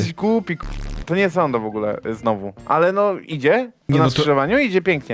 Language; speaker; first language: Polish; native; Polish